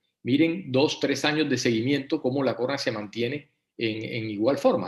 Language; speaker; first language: Spanish; native; Spanish